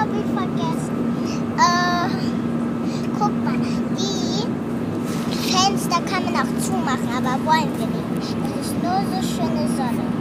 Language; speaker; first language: German; non-native, learner; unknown